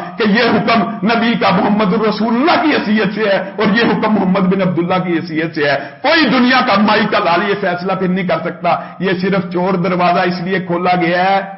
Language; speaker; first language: Urdu; native; Urdu